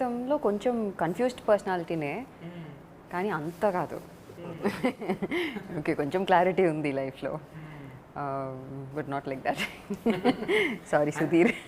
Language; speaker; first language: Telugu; non-native, fluent; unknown